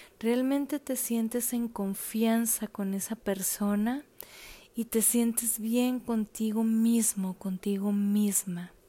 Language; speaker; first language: Spanish; native; Spanish